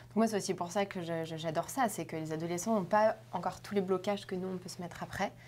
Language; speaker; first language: French; native; French